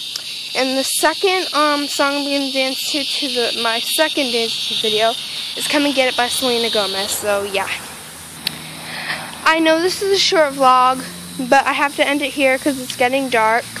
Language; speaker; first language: English; native; English